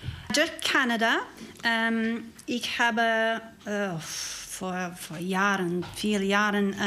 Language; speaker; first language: German; non-native, learner; English